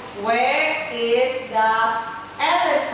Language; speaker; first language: English; non-native, fluent; Vietnamese